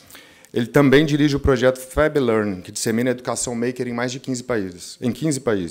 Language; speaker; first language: Portuguese; native; Portuguese